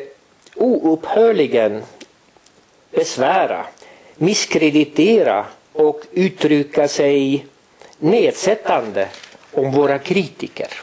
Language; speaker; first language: Swedish; non-native, fluent; Estonian